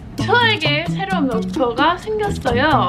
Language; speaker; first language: Korean; non-native, fluent; English